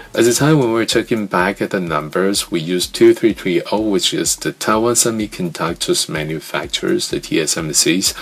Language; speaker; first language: English; non-native, fluent; Chinese